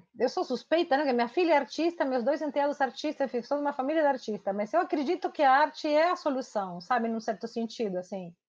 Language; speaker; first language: Portuguese; non-native, fluent; Spanish